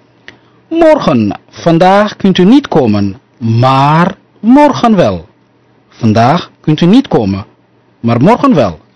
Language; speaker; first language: Dutch; non-native, fluent; Somali